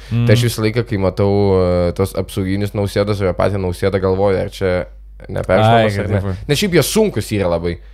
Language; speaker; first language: Lithuanian; non-native, local second language; Russian